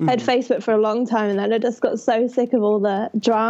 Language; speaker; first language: English; native; English